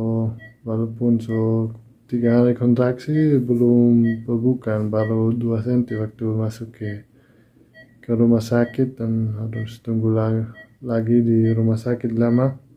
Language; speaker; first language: Indonesian; non-native, fluent; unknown